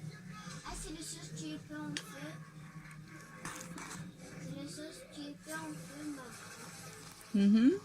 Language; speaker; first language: French; native; French